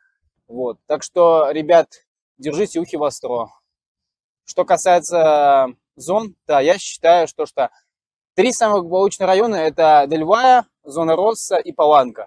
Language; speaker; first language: Russian; native; Russian